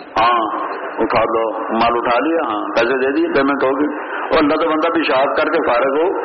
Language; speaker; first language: Urdu; non-native, local second language; Punjabi